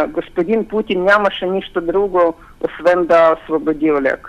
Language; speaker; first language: Bulgarian; non-native, fluent; Ukrainian